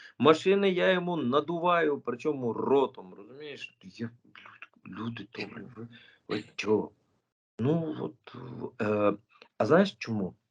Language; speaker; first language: Ukrainian; native; Ukrainian